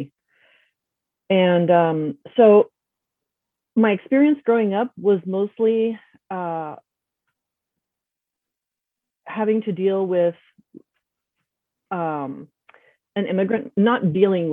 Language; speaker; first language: English; early bilingual, other home language; Spanish